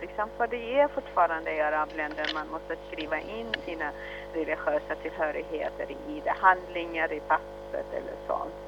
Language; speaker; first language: Swedish; early bilingual, other home language; Arabic